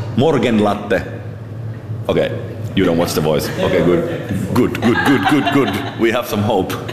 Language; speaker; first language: English; non-native, fluent; Finnish